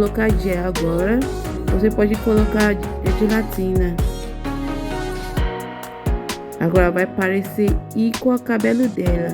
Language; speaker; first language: Portuguese; non-native, learner; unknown